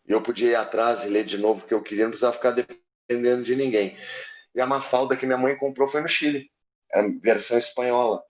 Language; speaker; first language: Portuguese; native; Portuguese